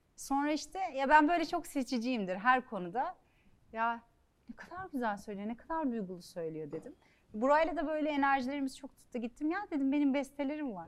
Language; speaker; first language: Turkish; native; Turkish